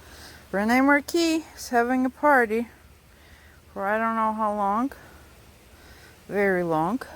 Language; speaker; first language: English; non-native, fluent; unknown